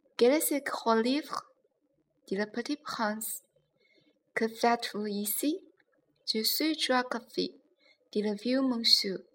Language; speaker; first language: French; non-native, learner; Chinese